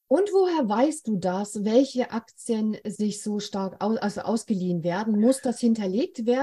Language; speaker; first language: German; native; German